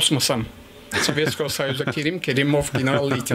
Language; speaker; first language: Russian; non-native, local second language; Azerbaijani